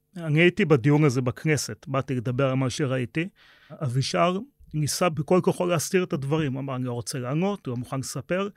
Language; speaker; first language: Hebrew; native; Hebrew